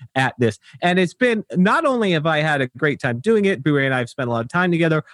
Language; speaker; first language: English; native; English